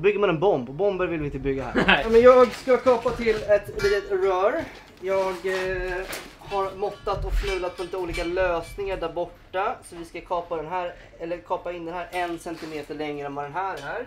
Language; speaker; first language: Swedish; native; Swedish